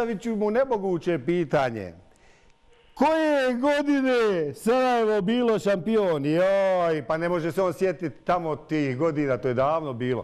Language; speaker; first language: Bosnian; native; Bosnian